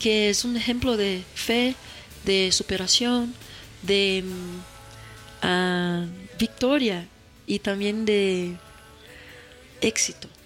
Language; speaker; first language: Spanish; non-native, fluent; Portuguese